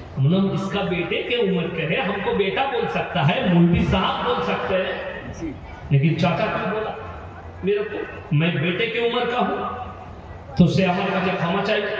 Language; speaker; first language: Hindi; non-native, local second language; Bangla